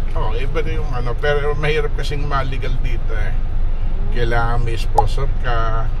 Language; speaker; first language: Filipino; native; Filipino